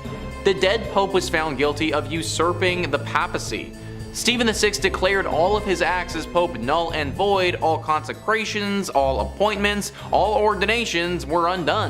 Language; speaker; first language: English; native; English